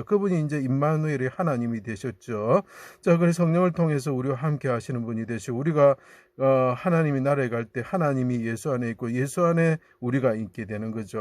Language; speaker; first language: Korean; native; Korean